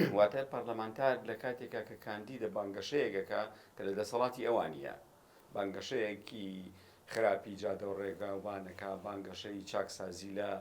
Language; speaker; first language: Central Kurdish; native; Central Kurdish